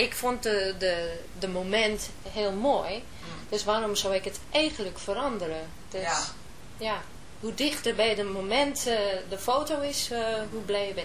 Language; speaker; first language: Dutch; non-native, fluent; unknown